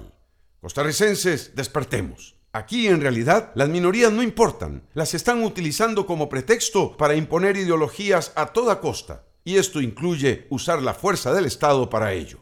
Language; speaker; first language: Spanish; native; Spanish